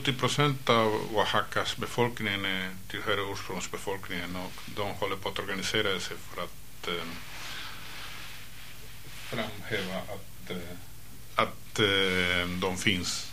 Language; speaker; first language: Swedish; non-native, fluent; Spanish